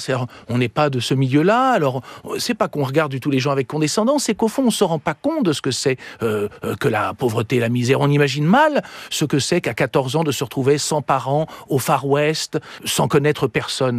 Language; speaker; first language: French; native; French